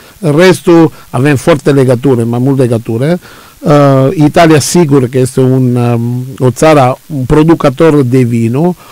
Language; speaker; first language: Romanian; non-native, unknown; Italian